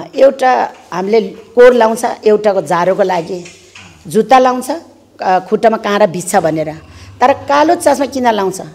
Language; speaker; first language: Nepali; non-native, local second language; Eastern Tamang